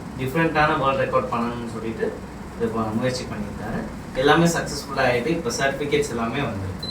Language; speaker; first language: Tamil; native; Tamil